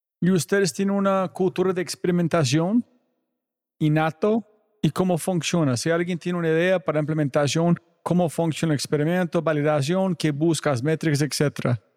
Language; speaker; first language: Spanish; non-native, learner; English